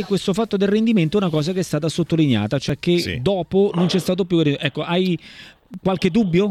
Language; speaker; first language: Italian; native; Italian